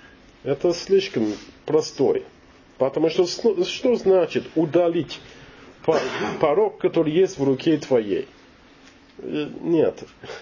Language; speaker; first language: Russian; non-native, learner; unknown